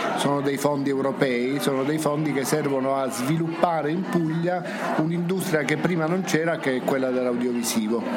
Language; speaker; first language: Italian; native; Italian